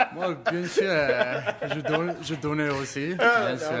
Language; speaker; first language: French; non-native, learner; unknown